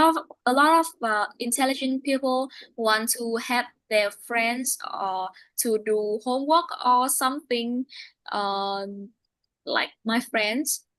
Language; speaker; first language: English; non-native, learner; Vietnamese